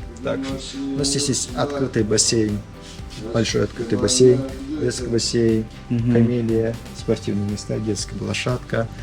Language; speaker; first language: Russian; non-native, learner; Turkish